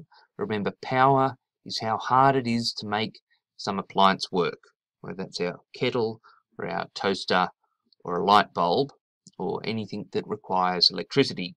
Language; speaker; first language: English; native; English